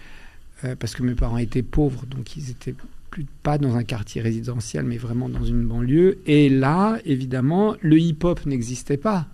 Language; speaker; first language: French; early bilingual, other home language; Albanian